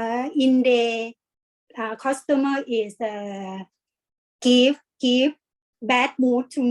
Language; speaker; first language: English; non-native, learner; Thai